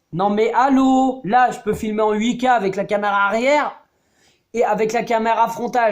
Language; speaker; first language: French; native; French